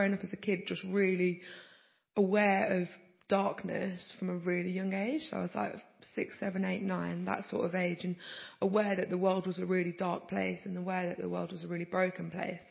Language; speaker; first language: English; native; English